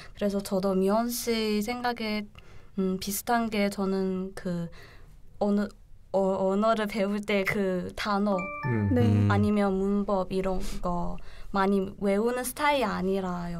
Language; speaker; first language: Korean; non-native, learner; Chinese